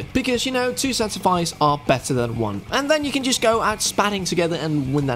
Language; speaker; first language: English; non-native, fluent; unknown